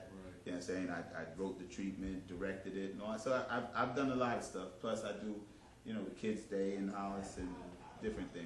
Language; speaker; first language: English; native; English